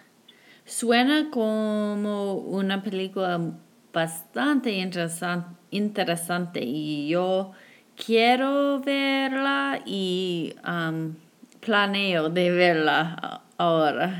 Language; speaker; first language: Spanish; non-native, fluent; English